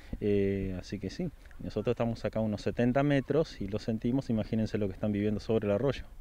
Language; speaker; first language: Spanish; native; Spanish